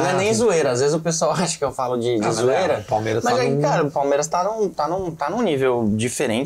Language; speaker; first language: Portuguese; native; Portuguese